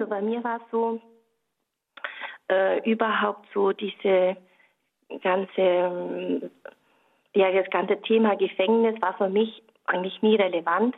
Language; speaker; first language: German; native; German